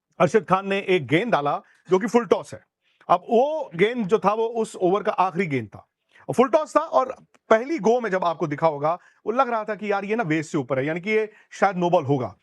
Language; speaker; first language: Hindi; native; Hindi